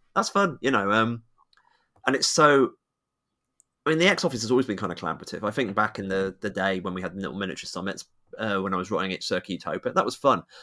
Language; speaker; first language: English; native; English